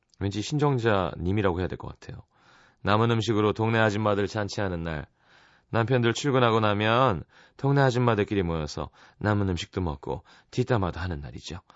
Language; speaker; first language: Korean; native; Korean